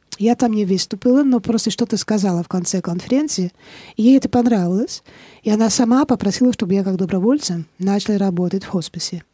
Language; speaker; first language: Russian; non-native, fluent; Dutch